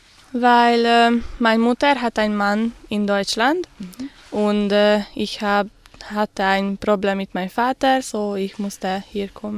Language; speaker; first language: German; non-native, learner; Hungarian